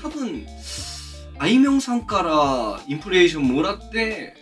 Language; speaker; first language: Japanese; non-native, fluent; Korean